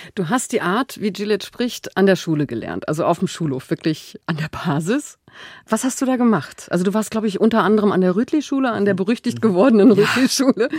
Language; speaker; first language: German; native; German